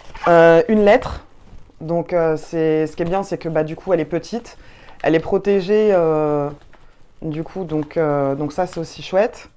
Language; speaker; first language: French; native; French